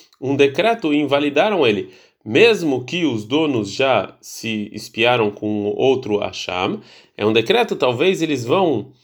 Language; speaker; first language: Portuguese; early bilingual, heritage; Portuguese